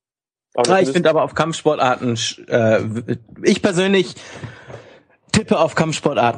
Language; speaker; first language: German; native; German